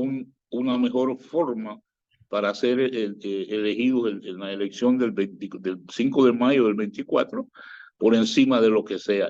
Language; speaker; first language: Spanish; native; Spanish